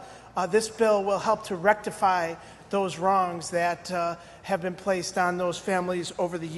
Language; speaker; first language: English; native; English